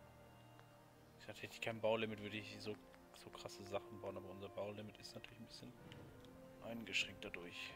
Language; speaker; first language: German; native; German